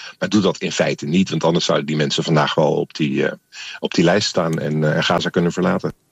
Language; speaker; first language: Dutch; native; Dutch